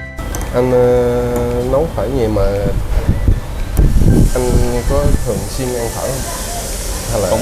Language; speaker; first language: Vietnamese; early bilingual, heritage; Vietnamese